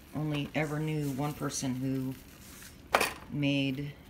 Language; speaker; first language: English; native; English